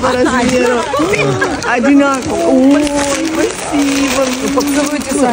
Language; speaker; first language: Chinese; non-native, fluent; Russian